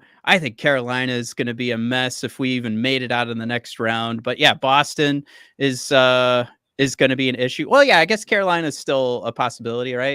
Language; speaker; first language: English; native; English